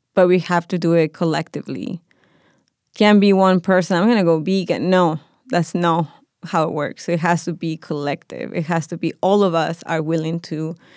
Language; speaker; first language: English; non-native, fluent; Spanish